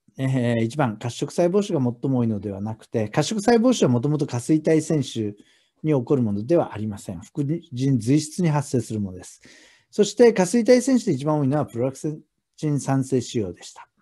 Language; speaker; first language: Japanese; native; Japanese